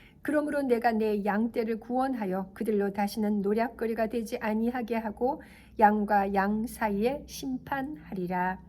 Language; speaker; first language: Korean; native; Korean